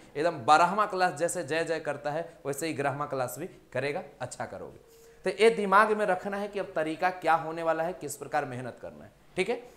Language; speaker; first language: Hindi; native; Hindi